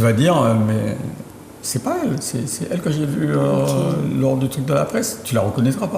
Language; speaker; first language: French; native; French